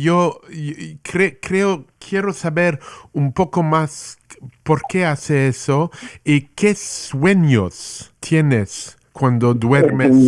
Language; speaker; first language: Spanish; non-native, learner; English